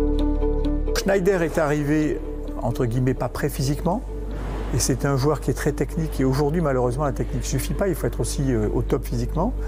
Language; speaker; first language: French; native; French